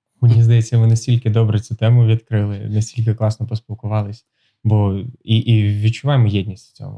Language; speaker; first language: Ukrainian; native; Ukrainian